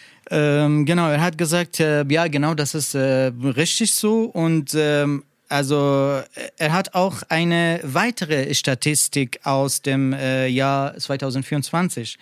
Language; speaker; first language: German; non-native, learner; Persian